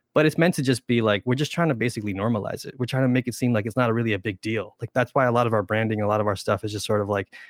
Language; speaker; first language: English; early bilingual, other home language; Spanish